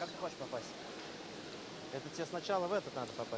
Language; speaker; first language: Russian; native; Russian